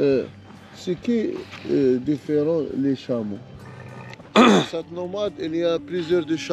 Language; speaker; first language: French; non-native, local second language; Arabic